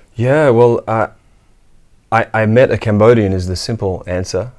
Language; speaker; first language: English; native; English